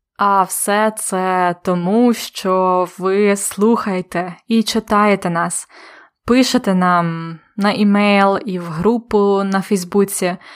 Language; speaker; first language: Ukrainian; native; Ukrainian